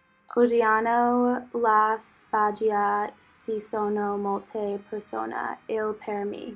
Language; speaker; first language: Italian; non-native, learner; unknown